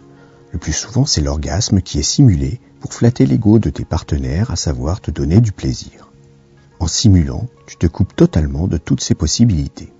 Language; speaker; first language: French; native; French